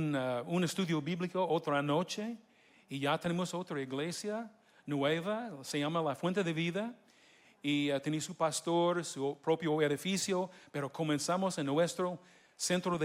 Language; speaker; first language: Spanish; non-native, fluent; English